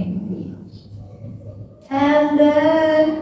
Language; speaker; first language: English; non-native, fluent; Indonesian